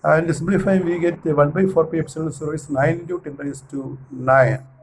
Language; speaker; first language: English; non-native, local second language; Malayalam